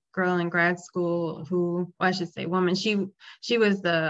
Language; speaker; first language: English; native; English